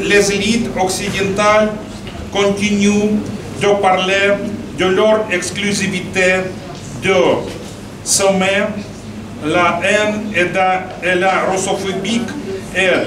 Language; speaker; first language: French; non-native, fluent; Russian